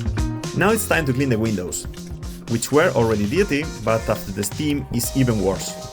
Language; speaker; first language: English; non-native, fluent; Spanish